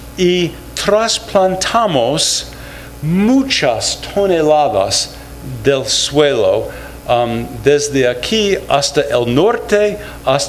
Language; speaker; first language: Spanish; non-native, fluent; English